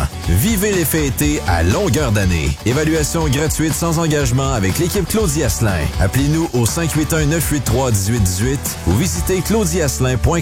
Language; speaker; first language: French; native; French